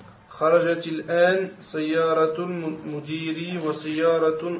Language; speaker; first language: Arabic; non-native, learner; French